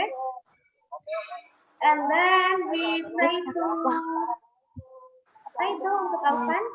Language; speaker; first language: English; non-native, fluent; Indonesian